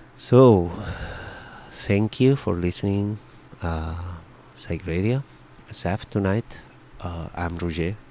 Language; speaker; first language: English; non-native, fluent; Spanish